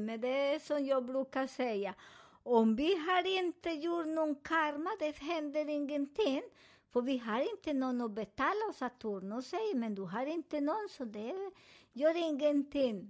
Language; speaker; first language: Swedish; non-native, fluent; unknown